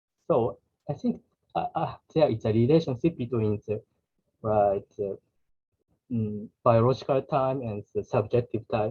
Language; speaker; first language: English; non-native, learner; Japanese